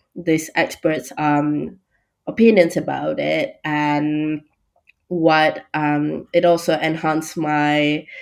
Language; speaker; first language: English; non-native, local second language; Malay